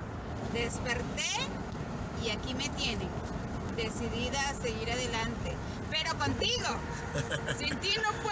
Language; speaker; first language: Spanish; early bilingual, heritage; Spanish